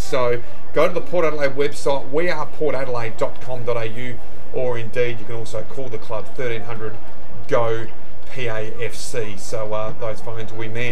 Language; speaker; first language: English; native; English